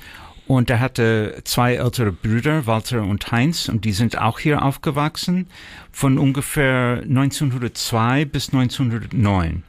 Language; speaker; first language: German; early bilingual, heritage; German